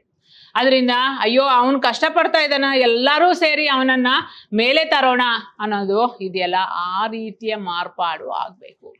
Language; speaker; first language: Kannada; native; Kannada